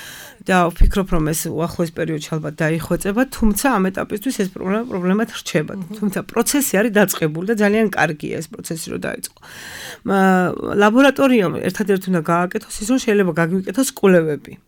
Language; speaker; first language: Georgian; native; Georgian